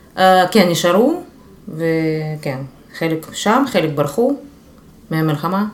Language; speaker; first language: Hebrew; non-native, fluent; Russian